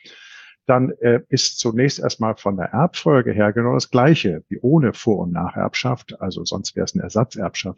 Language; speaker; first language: German; native; German